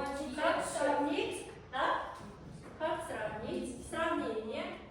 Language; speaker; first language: Russian; non-native, local second language; Kyrgyz